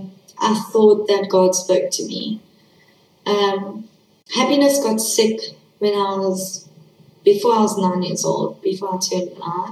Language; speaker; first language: English; native; English